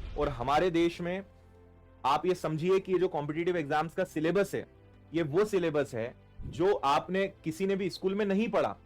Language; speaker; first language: Hindi; native; Hindi